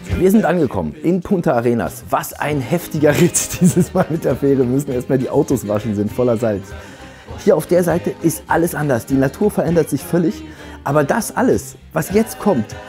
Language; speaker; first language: German; native; German